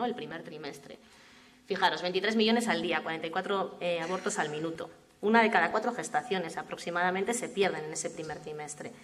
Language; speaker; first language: Spanish; native; Spanish